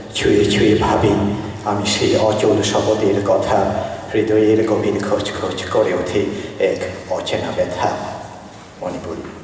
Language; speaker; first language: Bangla; non-native, local second language; Manipuri